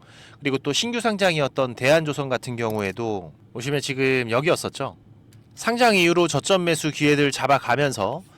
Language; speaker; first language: Korean; native; Korean